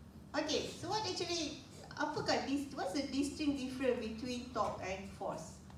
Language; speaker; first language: English; non-native, local second language; Malay